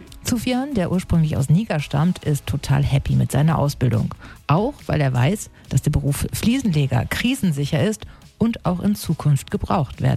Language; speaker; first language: German; native; German